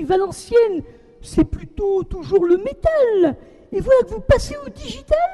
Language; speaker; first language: French; native; French